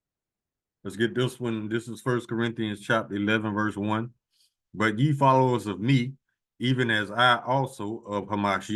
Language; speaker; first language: English; native; English